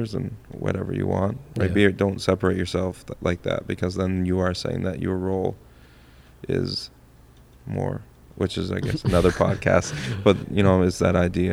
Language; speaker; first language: English; native; English